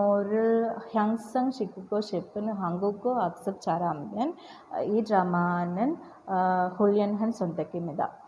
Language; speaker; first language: Korean; non-native, learner; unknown